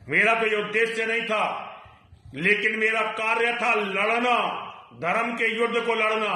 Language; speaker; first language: Hindi; native; Hindi